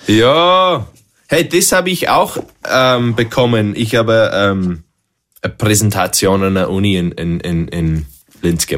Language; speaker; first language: German; non-native, learner; English